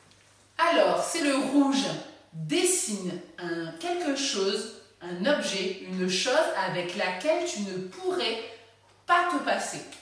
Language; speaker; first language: French; native; French